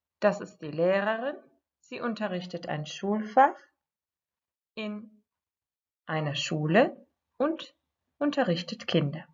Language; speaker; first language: German; non-native, fluent; Croatian